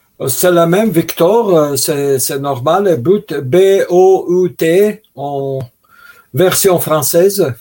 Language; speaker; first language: French; non-native, learner; Russian